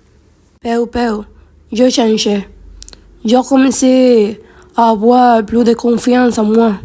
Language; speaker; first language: French; non-native, learner; Spanish